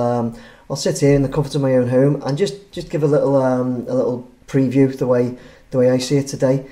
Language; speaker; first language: English; native; English